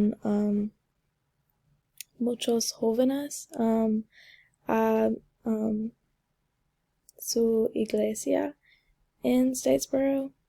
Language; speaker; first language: Spanish; non-native, learner; English